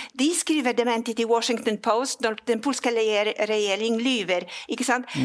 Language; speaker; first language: Norwegian; non-native, fluent; Polish